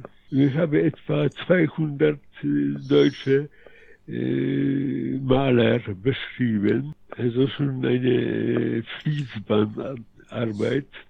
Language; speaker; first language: German; non-native, fluent; Polish